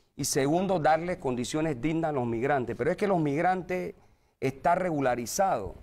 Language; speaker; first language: Spanish; native; Spanish